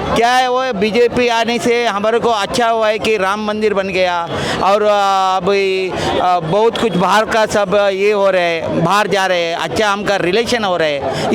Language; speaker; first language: Hindi; non-native, local second language; Kannada